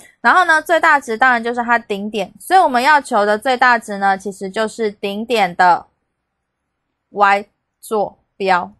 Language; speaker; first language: Chinese; native; Chinese